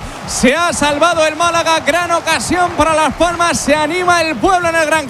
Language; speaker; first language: Spanish; native; Spanish